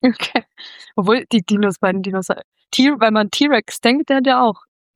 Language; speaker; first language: German; native; German